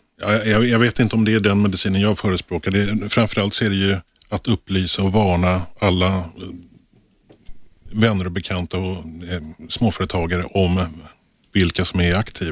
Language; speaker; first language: Swedish; native; Swedish